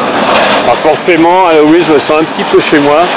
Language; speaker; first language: French; native; French